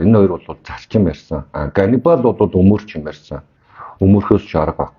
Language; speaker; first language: Mongolian; native; Mongolian